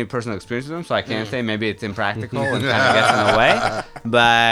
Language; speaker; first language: English; non-native, fluent; Persian